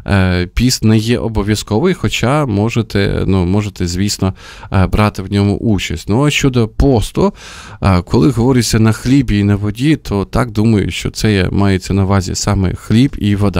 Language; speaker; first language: Ukrainian; native; Ukrainian